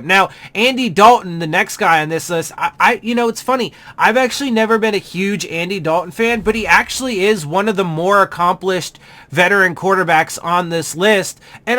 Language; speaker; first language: English; native; English